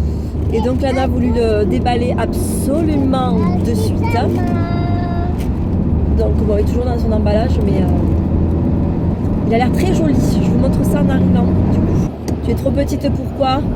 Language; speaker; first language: French; native; French